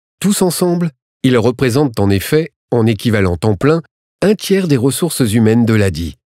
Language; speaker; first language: French; native; French